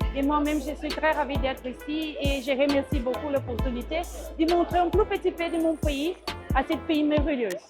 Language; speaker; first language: French; non-native, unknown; Portuguese